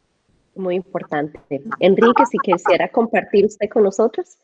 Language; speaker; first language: Spanish; native; Spanish